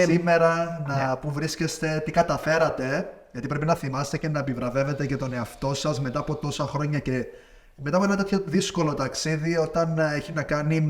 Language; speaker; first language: Greek; native; Greek